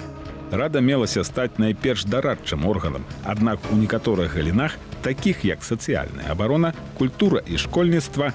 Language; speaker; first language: Belarusian; native; Belarusian